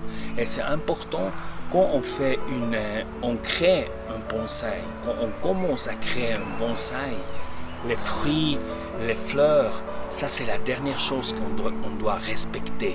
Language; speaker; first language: French; non-native, local second language; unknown